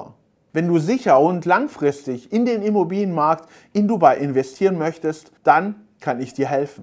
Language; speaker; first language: German; native; German